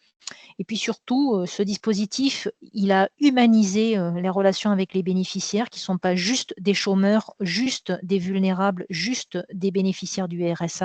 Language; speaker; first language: French; native; French